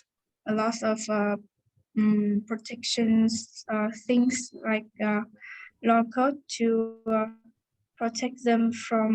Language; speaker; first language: English; non-native, learner; Vietnamese